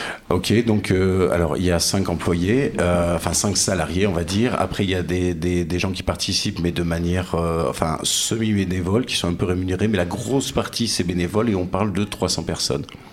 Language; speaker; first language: French; native; French